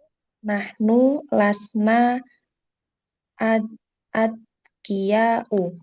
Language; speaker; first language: Arabic; non-native, learner; Indonesian